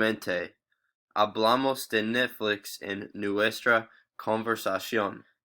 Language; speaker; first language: Spanish; non-native, learner; English